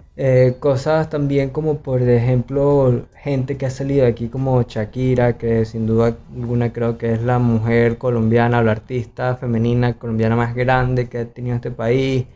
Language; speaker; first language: Spanish; native; Spanish